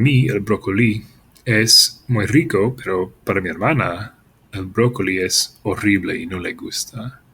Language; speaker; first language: Spanish; non-native, fluent; English